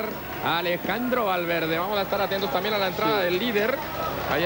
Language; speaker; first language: Spanish; native; Spanish